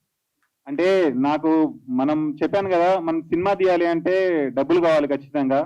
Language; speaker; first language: Telugu; native; Telugu